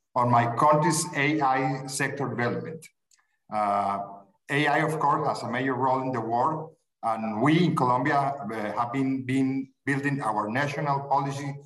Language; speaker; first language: English; non-native, fluent; Spanish